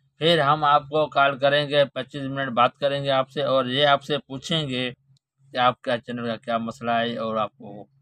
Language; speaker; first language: Urdu; non-native, local second language; Sindhi